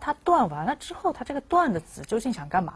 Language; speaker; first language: Chinese; native; Chinese